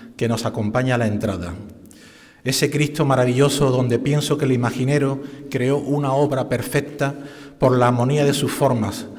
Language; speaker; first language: Spanish; native; Spanish